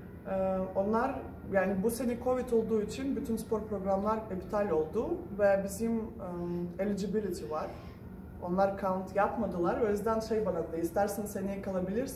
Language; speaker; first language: Turkish; non-native, fluent; Russian